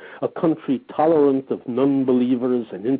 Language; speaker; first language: English; native; English